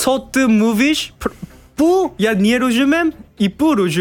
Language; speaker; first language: Polish; non-native, learner; Korean